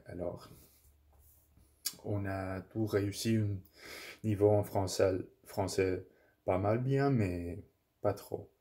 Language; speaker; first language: French; non-native, local second language; English